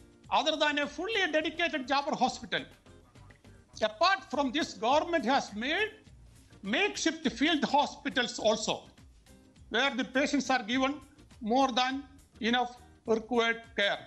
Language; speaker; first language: English; non-native, local second language; Malayalam